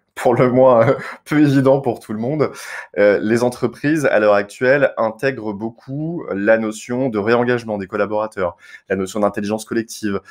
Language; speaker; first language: French; native; French